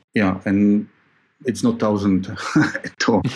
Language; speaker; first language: English; non-native, fluent; Slovak